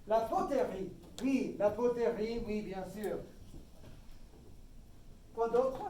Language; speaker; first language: French; non-native, fluent; English